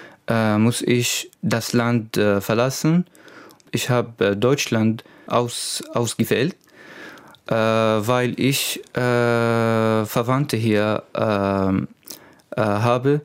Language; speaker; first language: German; non-native, learner; Arabic